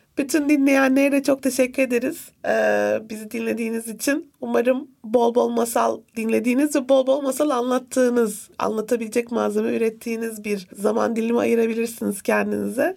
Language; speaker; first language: Turkish; native; Turkish